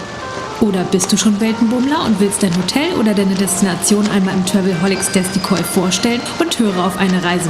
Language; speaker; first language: German; native; German